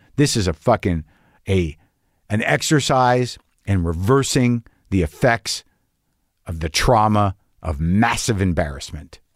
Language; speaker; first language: English; native; English